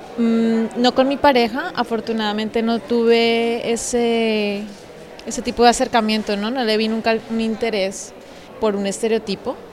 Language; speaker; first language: Spanish; native; Spanish